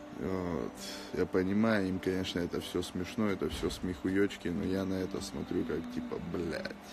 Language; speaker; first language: Russian; native; Russian